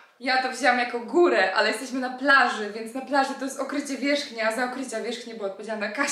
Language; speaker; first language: Polish; native; Polish